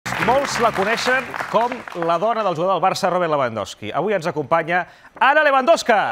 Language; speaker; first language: Catalan; native; Catalan